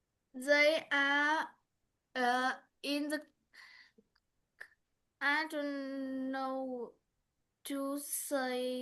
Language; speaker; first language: English; non-native, learner; Vietnamese